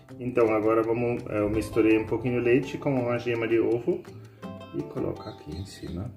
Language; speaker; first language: Portuguese; non-native, learner; German